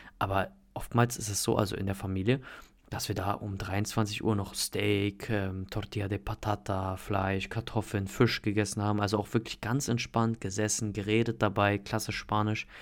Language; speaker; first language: German; native; German